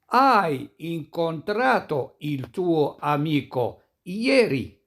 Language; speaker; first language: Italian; non-native, fluent; Arabic